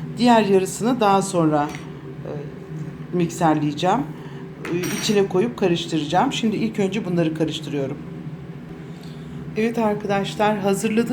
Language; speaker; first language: Turkish; native; Turkish